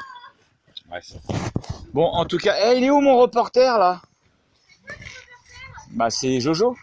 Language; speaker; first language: French; native; French